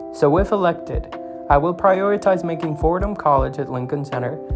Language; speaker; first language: English; non-native, fluent; Spanish